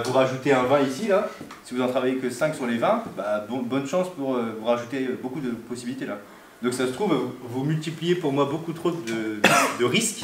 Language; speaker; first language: French; native; French